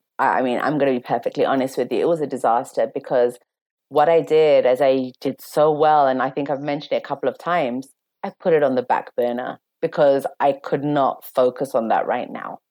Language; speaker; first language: English; native; English